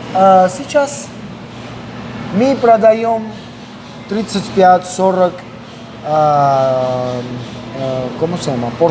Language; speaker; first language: Russian; non-native, local second language; Armenian